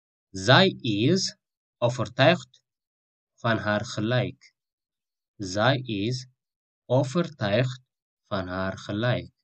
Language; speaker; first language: Dutch; non-native, fluent; Tigrinya